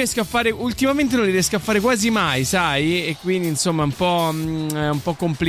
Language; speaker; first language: Italian; native; Italian